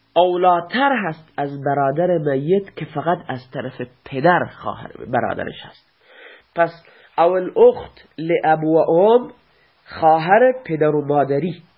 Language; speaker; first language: Persian; non-native, local second language; Baluchi